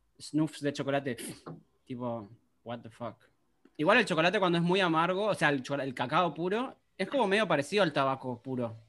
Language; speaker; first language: Spanish; native; Spanish